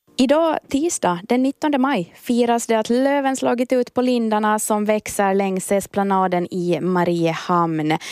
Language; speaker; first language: Swedish; native; Swedish